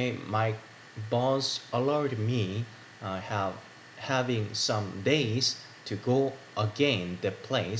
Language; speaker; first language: English; non-native, learner; Korean